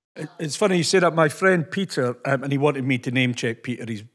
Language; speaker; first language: English; native; English